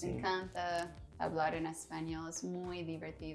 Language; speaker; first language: Spanish; non-native, learner; English